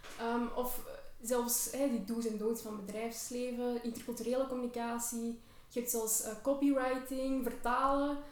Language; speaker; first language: Dutch; early bilingual, other home language; Albanian